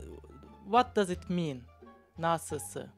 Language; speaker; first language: English; non-native, learner; Turkish